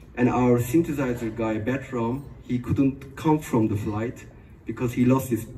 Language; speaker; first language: English; non-native, fluent; Turkish